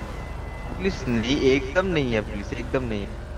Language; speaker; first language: Hindi; native; Hindi